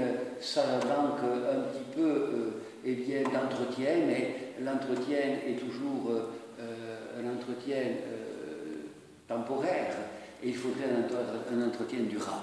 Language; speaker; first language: French; native; French